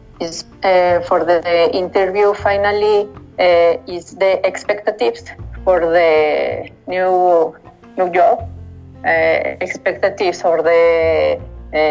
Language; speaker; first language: English; non-native, learner; Spanish